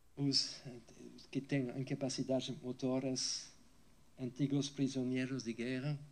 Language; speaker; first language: Portuguese; non-native, fluent; French